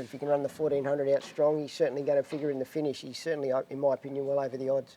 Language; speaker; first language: English; native; English